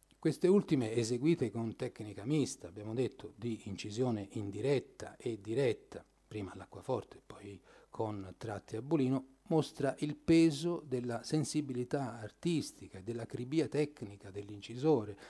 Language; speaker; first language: Italian; native; Italian